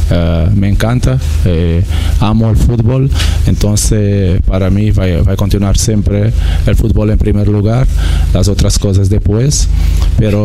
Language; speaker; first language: Spanish; non-native, learner; Portuguese